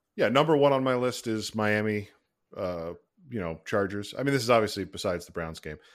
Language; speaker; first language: English; native; English